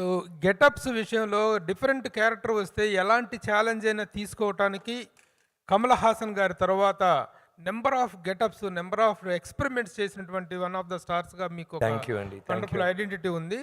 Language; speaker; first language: Telugu; native; Telugu